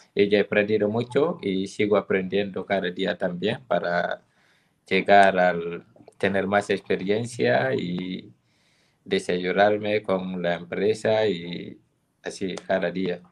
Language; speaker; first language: Spanish; non-native, fluent; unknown